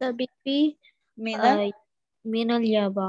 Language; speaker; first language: Arabic; non-native, learner; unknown